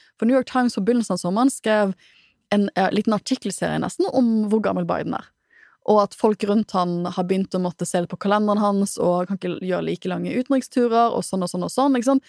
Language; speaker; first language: Norwegian; native; Norwegian